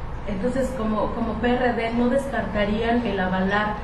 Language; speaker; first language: Spanish; native; Spanish